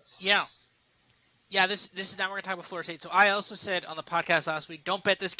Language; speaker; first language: English; native; English